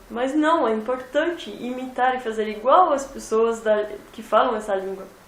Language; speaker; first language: Portuguese; non-native, fluent; French